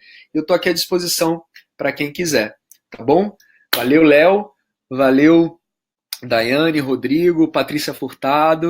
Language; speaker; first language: Portuguese; native; Portuguese